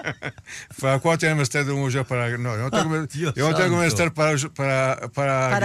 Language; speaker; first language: Spanish; early bilingual, heritage; Spanish